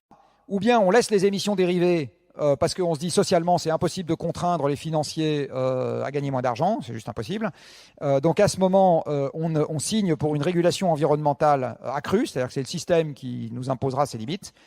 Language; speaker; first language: French; native; French